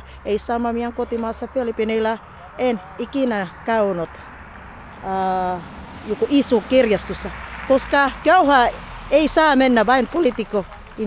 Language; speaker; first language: Finnish; non-native, learner; Filipino